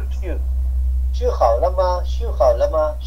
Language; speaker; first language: Chinese; non-native, learner; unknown